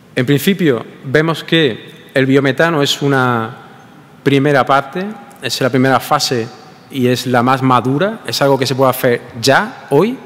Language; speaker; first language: Spanish; native; Spanish